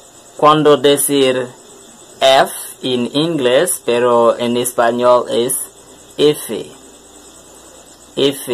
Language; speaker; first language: Spanish; non-native, learner; French